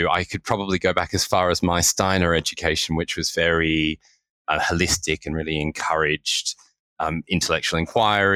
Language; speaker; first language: English; native; English